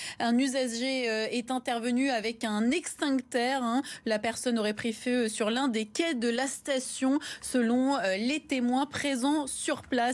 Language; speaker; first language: French; native; French